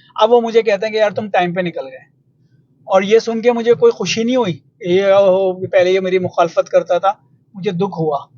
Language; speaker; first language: Urdu; native; Urdu